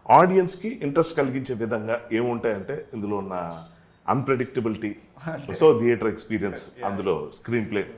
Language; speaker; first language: Telugu; native; Telugu